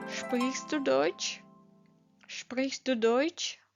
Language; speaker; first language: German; non-native, fluent; Ukrainian